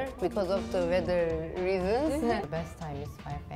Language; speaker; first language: English; non-native, fluent; Turkish